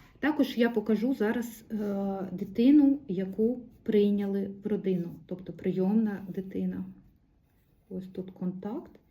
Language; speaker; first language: Ukrainian; non-native, local second language; Russian